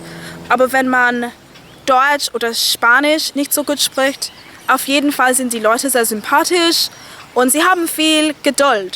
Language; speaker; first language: German; non-native, fluent; English